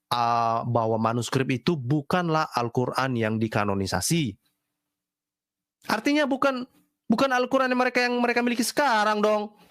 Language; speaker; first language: Indonesian; native; Indonesian